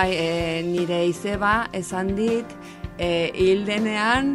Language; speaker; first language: Basque; non-native, local second language; Spanish